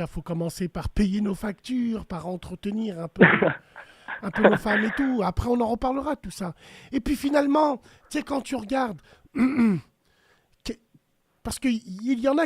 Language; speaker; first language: French; native; French